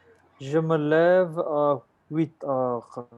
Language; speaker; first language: French; non-native, learner; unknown